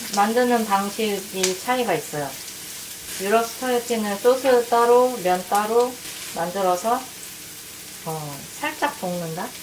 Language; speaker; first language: Korean; native; Korean